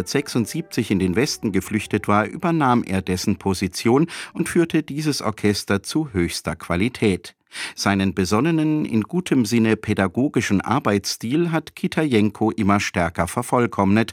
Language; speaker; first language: German; native; German